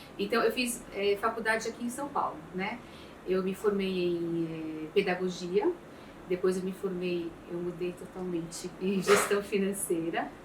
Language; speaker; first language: Portuguese; early bilingual, other home language; Arabic